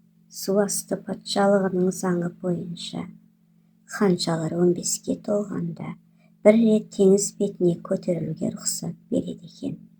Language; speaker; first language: Kazakh; native; Kazakh